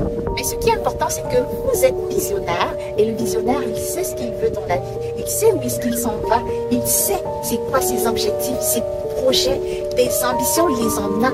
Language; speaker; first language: French; native; French